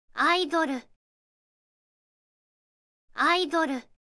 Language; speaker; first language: Japanese; native; Japanese